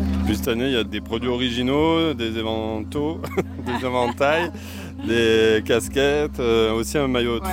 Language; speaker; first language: French; native; French